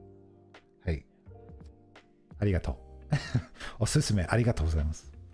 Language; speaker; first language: Japanese; non-native, fluent; English